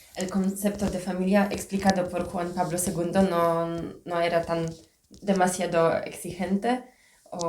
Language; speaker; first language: Spanish; non-native, fluent; Polish